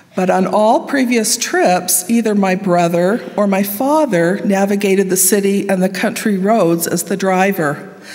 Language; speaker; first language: English; native; English